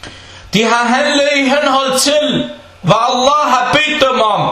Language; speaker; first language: Danish; non-native, fluent; Arabic